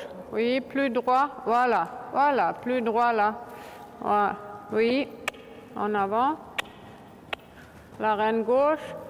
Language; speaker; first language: French; non-native, fluent; German